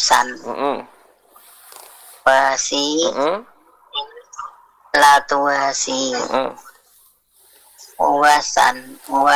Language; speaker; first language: Arabic; non-native, learner; Indonesian